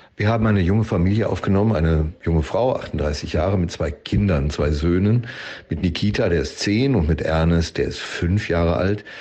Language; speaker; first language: German; native; German